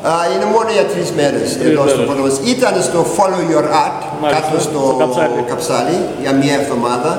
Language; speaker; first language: Greek; non-native, learner; English